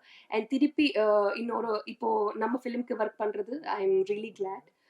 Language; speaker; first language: Tamil; non-native, fluent; Telugu